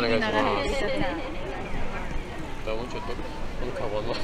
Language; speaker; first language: Japanese; non-native, learner; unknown